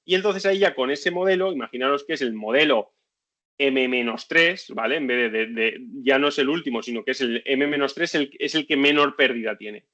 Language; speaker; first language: Spanish; native; Spanish